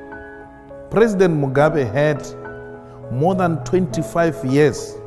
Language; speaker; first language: English; non-native, local second language; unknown